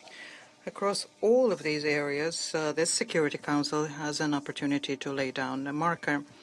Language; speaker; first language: English; non-native, fluent; Portuguese